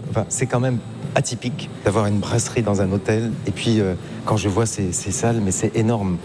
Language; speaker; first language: French; native; French